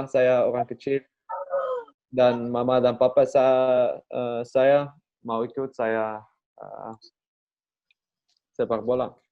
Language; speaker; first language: Indonesian; non-native, learner; Dutch